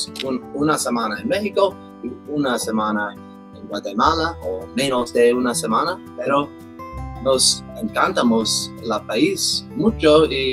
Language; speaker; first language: Spanish; non-native, learner; English